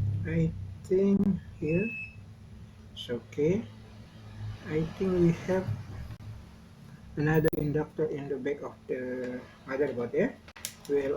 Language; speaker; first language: English; non-native, learner; Indonesian